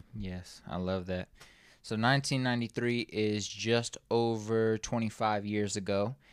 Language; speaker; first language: English; native; English